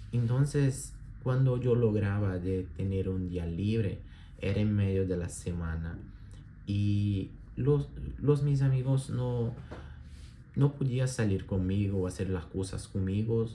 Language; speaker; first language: Spanish; non-native, learner; Portuguese